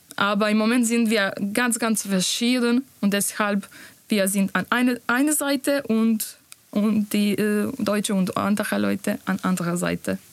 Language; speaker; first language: German; non-native, learner; Bosnian